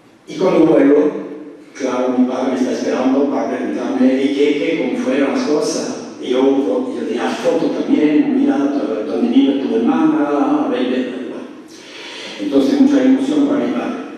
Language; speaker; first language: Spanish; early bilingual, heritage; French